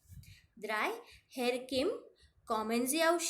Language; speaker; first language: German; non-native, fluent; Marathi